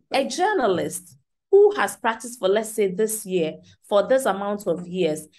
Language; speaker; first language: English; non-native, local second language; Akan